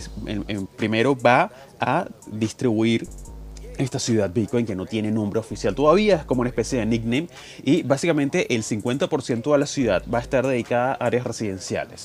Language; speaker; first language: Spanish; native; Spanish